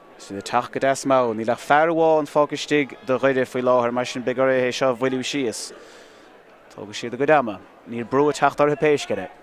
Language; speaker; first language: Irish; native; Irish